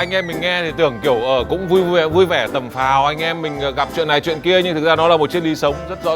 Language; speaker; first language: Vietnamese; native; Vietnamese